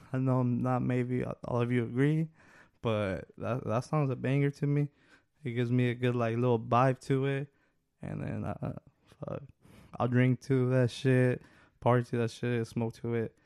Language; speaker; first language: English; early bilingual, other home language; Spanish